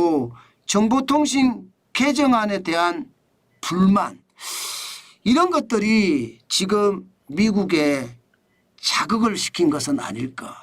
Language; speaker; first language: Korean; native; Korean